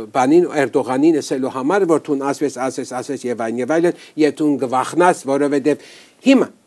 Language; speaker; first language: Armenian; early bilingual, heritage; Armenian